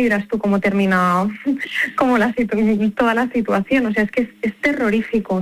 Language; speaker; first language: Spanish; native; Spanish